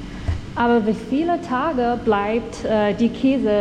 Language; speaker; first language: German; non-native, learner; Chinese